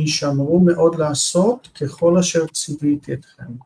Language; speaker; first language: Hebrew; non-native, learner; English